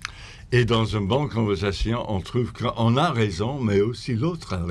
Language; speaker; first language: French; non-native, fluent; English